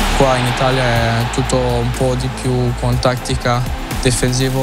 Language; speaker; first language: Italian; non-native, learner; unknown